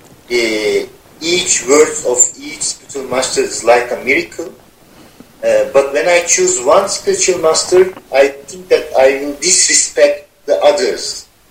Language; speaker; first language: English; non-native, fluent; Turkish